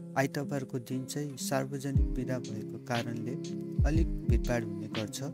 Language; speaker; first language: Nepali; native; Nepali